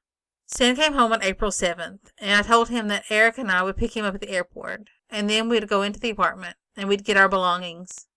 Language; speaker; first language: English; native; English